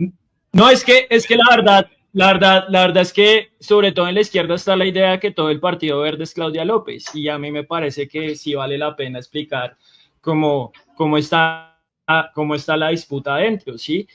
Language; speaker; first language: Spanish; native; Spanish